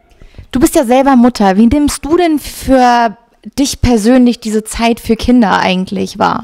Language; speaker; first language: German; native; German